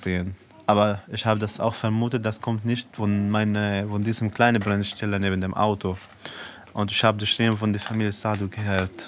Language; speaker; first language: German; non-native, fluent; Arabic